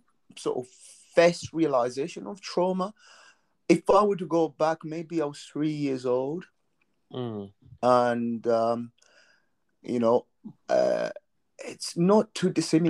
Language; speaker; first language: English; non-native, local second language; Nyanja